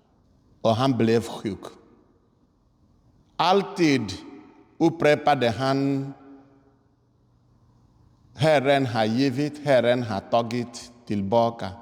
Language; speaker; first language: Swedish; non-native, fluent; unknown